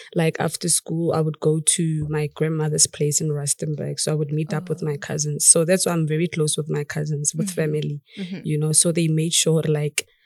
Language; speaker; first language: English; non-native, local second language; Tswana